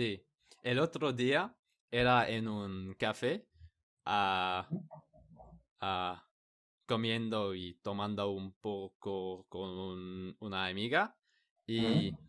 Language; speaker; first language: Spanish; non-native, learner; English